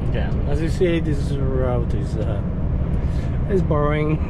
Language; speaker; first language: English; non-native, fluent; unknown